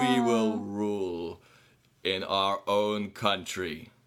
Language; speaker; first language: English; non-native, fluent; Ukrainian